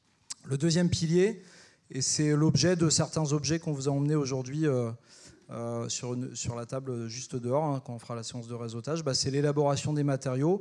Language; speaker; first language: French; native; French